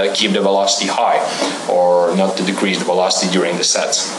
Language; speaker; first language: English; non-native, fluent; Croatian